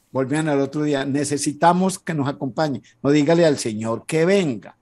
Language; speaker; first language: Spanish; native; Spanish